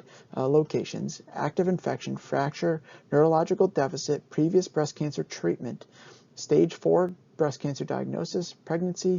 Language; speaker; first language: English; native; English